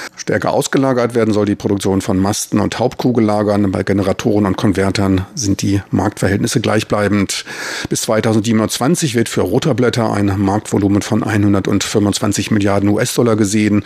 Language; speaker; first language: German; native; German